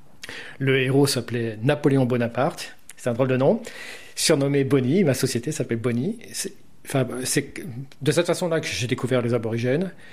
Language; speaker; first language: French; native; French